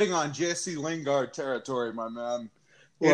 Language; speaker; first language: English; native; English